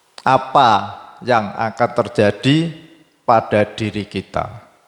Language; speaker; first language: Indonesian; native; Indonesian